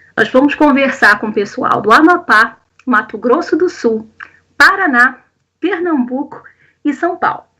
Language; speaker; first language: Portuguese; native; Portuguese